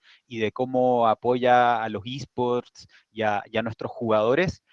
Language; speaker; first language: Spanish; native; Spanish